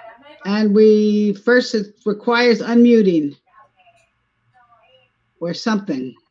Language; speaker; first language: English; native; English